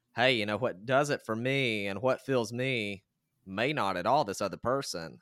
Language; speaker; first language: English; native; English